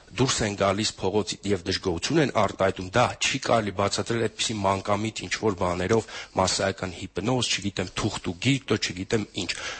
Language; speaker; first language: Armenian; native; Armenian